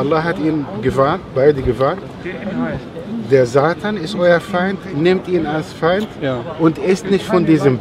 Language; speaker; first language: German; non-native, fluent; Arabic